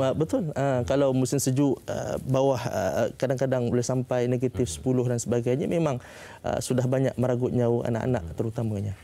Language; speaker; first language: Malay; native; Malay